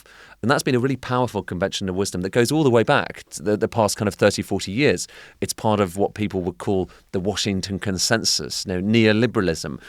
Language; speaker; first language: English; native; English